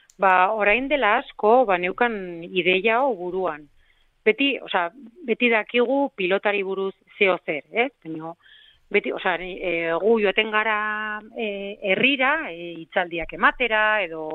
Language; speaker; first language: Basque; non-native, local second language; Spanish